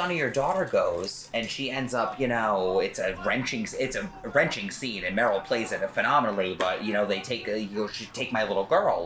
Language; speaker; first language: English; native; English